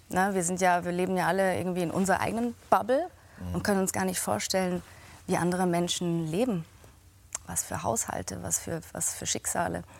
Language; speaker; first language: German; native; German